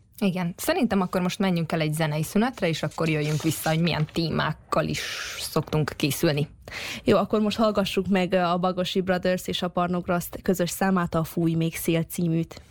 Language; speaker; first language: Hungarian; native; Hungarian